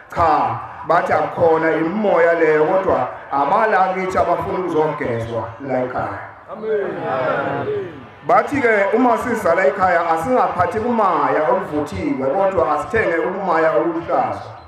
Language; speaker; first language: Zulu; native; Zulu